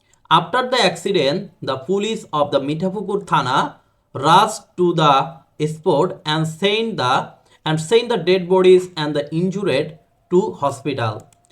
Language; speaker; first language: English; non-native, local second language; Bangla